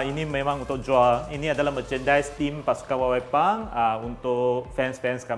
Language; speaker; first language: Malay; native; Malay